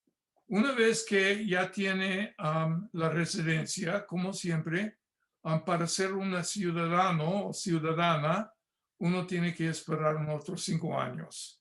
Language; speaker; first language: Spanish; non-native, fluent; English